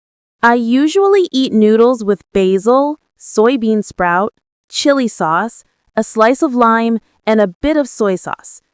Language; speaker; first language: English; non-native, learner; Vietnamese